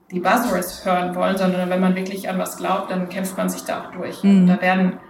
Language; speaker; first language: German; native; German